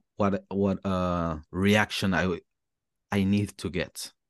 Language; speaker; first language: English; non-native, fluent; Spanish